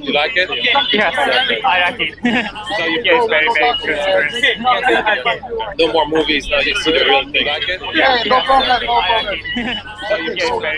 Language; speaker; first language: English; non-native, learner; Japanese